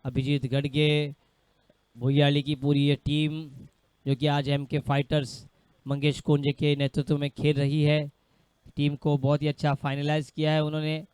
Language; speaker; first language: Hindi; non-native, local second language; Marathi